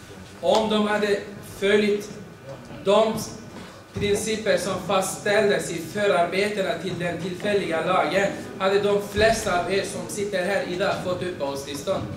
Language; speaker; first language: Swedish; non-native, fluent; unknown